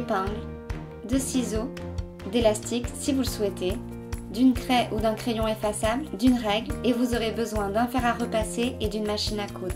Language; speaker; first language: French; native; French